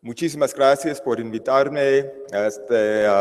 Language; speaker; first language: Spanish; non-native, learner; English